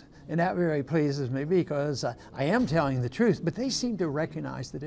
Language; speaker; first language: English; native; English